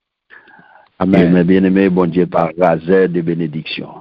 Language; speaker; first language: French; non-native, local second language; Haitian Creole